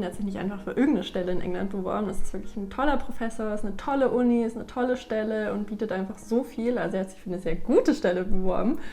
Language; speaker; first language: German; native; German